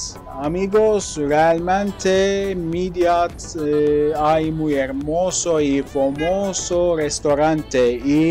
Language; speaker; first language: Spanish; non-native, learner; Turkish